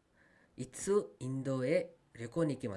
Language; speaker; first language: Japanese; non-native, fluent; Kannada